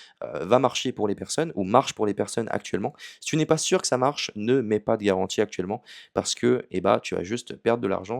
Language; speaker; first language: French; native; French